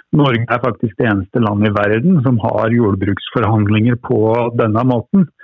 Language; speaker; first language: Norwegian; native; Norwegian